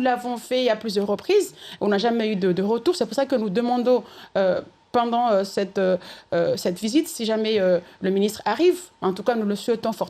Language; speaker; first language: French; non-native, local second language; Comorian